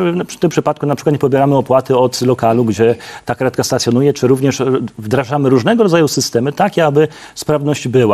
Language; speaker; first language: Polish; native; Polish